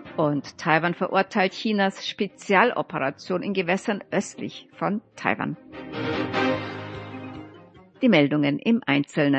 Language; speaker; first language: German; native; German